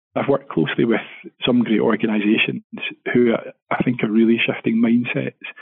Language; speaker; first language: English; native; English